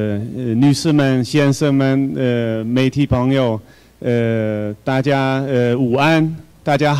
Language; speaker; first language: Chinese; non-native, fluent; Hungarian